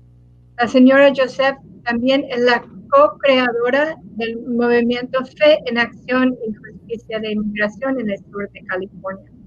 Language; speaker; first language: Spanish; non-native, fluent; English